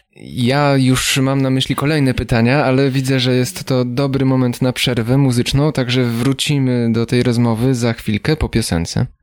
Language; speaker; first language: Polish; native; Polish